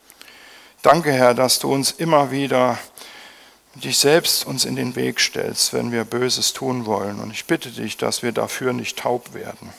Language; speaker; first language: German; native; German